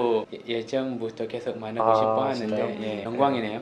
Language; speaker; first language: Korean; non-native, fluent; Malay